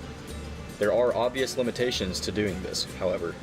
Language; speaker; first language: English; native; English